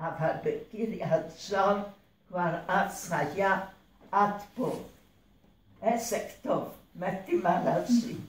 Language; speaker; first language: Hebrew; early bilingual, other home language; Hungarian